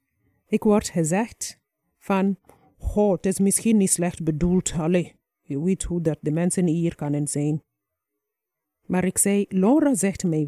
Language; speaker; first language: Dutch; non-native, fluent; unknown